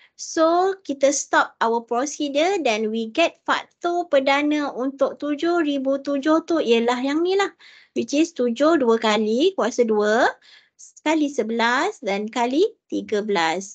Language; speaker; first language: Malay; native; Malay